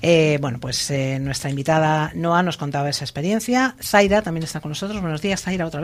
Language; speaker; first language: Spanish; native; Spanish